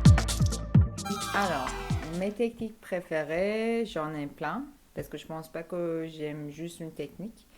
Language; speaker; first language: French; non-native, fluent; Persian